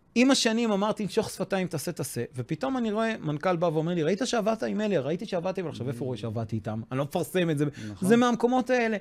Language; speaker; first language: Hebrew; non-native, fluent; English